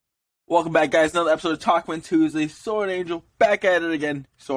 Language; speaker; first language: English; native; English